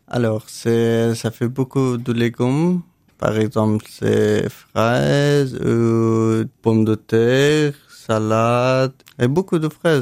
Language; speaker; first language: French; non-native, learner; Persian